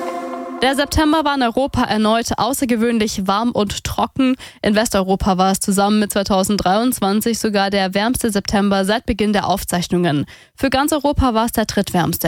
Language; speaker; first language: German; native; German